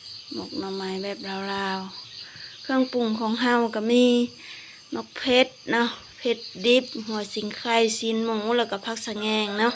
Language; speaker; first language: Thai; non-native, local second language; Lao